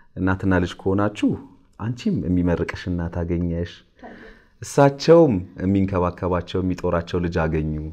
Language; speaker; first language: Amharic; native; Amharic